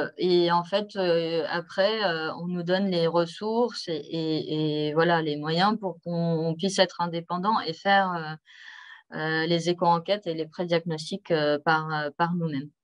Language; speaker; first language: French; native; French